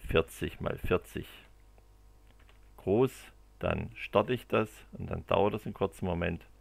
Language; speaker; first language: German; native; German